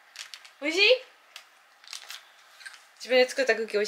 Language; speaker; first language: Japanese; native; Japanese